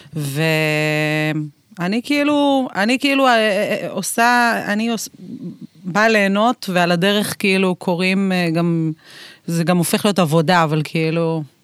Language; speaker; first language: Hebrew; native; Hebrew